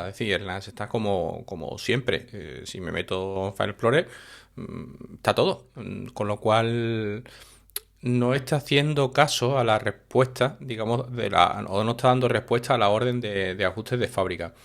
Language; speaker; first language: Spanish; native; Spanish